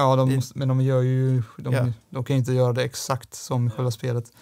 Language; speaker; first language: Swedish; native; Swedish